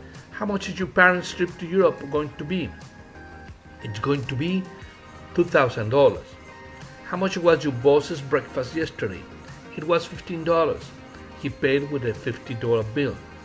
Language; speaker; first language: English; non-native, fluent; Spanish